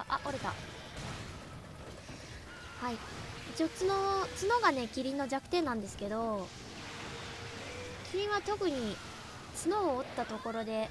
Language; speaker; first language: Japanese; native; Japanese